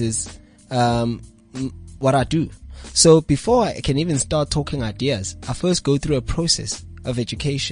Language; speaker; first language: English; non-native, local second language; Zulu